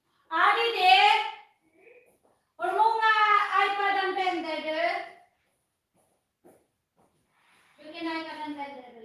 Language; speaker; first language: Swedish; early bilingual, other home language; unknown